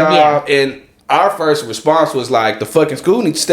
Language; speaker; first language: English; native; English